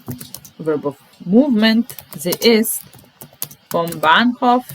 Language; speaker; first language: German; non-native, fluent; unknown